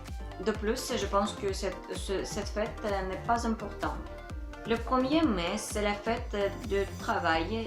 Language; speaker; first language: French; non-native, fluent; Russian